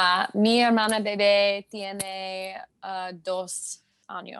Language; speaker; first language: Spanish; non-native, learner; English